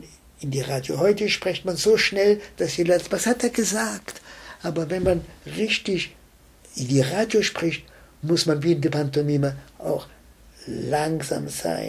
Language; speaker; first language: German; non-native, fluent; French